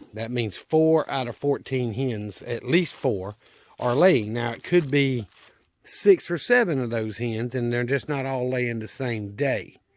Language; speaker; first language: English; native; English